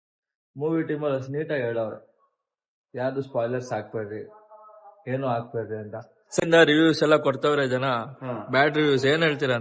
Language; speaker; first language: Kannada; native; Kannada